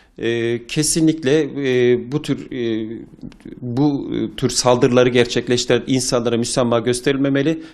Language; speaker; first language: Turkish; native; Turkish